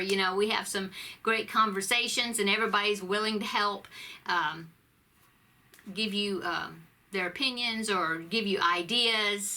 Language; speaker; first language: English; native; English